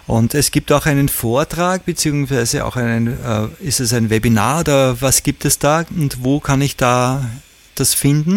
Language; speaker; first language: German; native; German